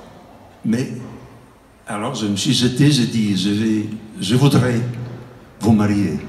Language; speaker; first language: French; non-native, fluent; Italian